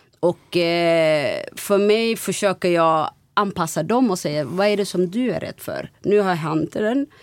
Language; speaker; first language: Swedish; non-native, fluent; Somali